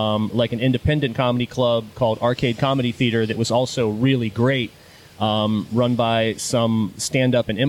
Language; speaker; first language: English; native; English